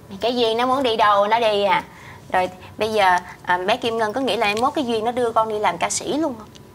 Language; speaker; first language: Vietnamese; native; Vietnamese